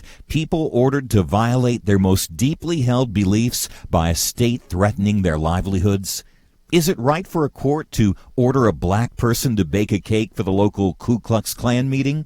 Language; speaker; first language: English; native; English